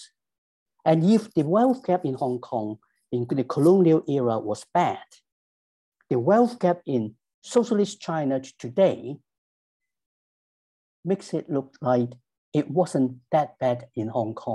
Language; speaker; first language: English; non-native, local second language; Cantonese